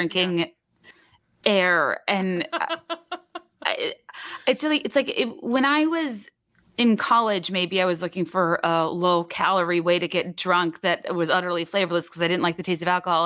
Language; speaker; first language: English; native; English